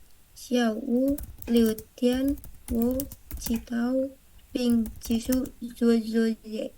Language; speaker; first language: Chinese; non-native, learner; Indonesian